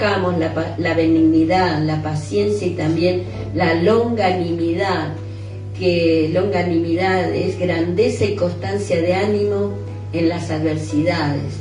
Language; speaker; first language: Spanish; native; Spanish